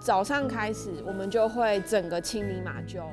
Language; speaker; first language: Chinese; native; Chinese